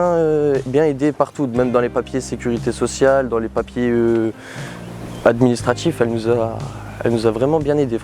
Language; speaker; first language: French; native; French